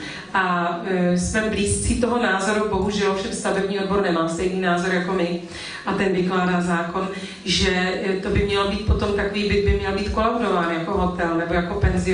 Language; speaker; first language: Czech; native; Czech